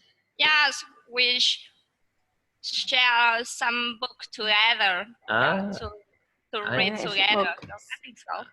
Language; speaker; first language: English; non-native, learner; Vietnamese